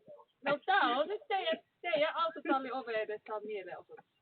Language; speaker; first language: Finnish; native; Finnish